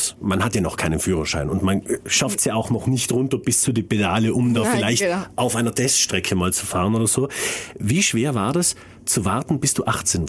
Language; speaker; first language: German; native; German